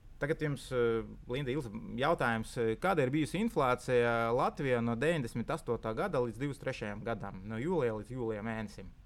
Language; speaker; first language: Latvian; non-native, local second language; Russian